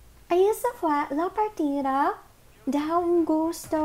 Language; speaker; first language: Spanish; non-native, learner; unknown